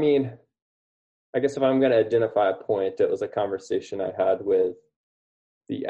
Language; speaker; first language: English; native; English